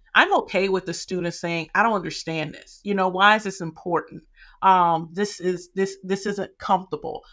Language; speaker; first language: English; native; English